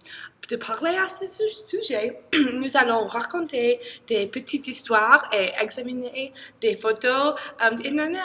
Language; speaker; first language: French; non-native, learner; English